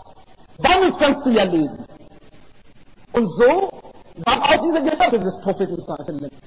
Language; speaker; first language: German; non-native, fluent; Arabic